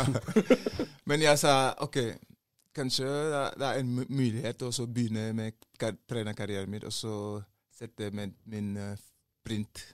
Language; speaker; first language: Norwegian; non-native, learner; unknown